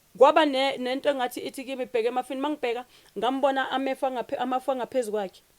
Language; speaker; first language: Zulu; native; Zulu